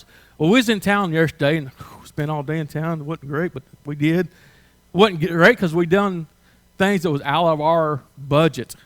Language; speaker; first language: English; native; English